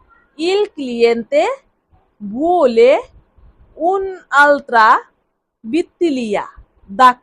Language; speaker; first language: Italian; non-native, fluent; Bangla